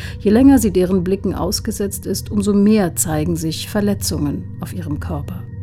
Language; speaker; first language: German; native; German